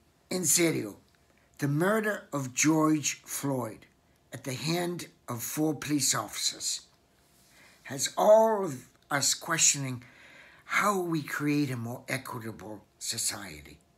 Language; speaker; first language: English; native; English